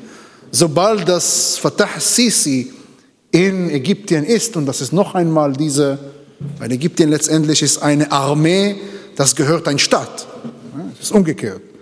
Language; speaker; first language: German; non-native, learner; Hebrew